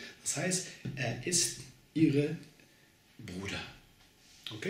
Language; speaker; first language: German; non-native, learner; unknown